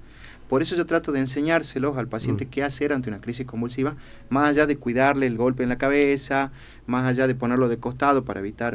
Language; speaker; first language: Spanish; native; Spanish